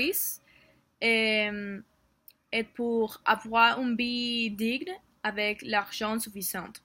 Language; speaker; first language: French; non-native, learner; Spanish